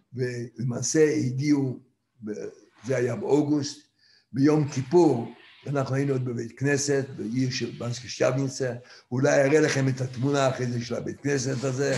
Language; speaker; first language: Hebrew; non-native, fluent; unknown